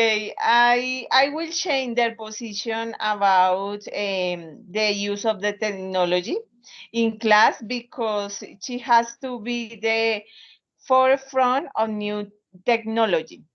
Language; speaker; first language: English; non-native, learner; Spanish